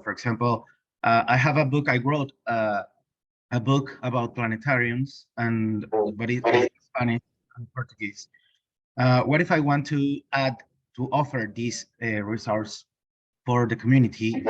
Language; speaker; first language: English; non-native, learner; Spanish